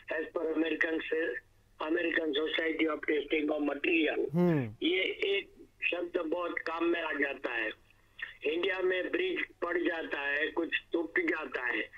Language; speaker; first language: Hindi; non-native, local second language; Gujarati